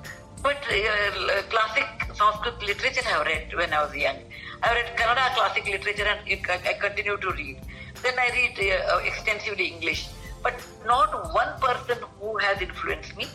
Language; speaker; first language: English; non-native, local second language; Kannada